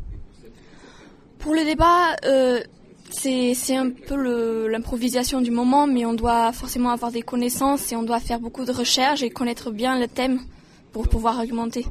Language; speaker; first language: French; non-native, fluent; Portuguese